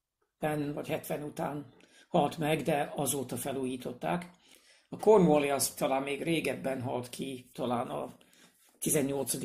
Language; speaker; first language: Hungarian; non-native, fluent; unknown